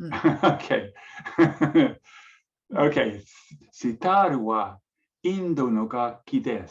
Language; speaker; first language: Japanese; non-native, learner; English